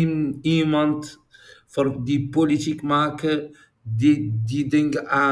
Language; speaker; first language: Dutch; non-native, learner; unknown